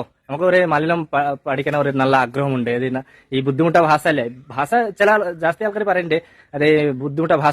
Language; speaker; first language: Malayalam; non-native, learner; Hindi